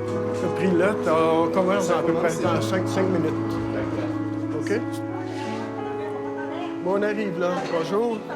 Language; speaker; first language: French; native; French